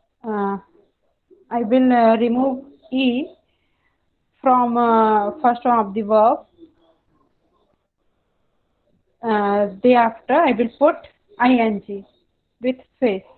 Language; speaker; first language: English; non-native, learner; Hindi